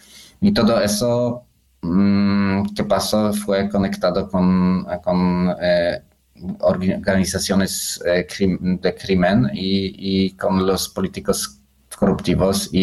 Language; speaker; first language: Spanish; non-native, learner; Polish